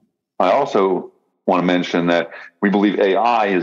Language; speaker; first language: English; native; English